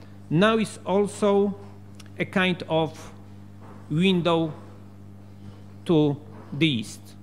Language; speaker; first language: English; non-native, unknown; Polish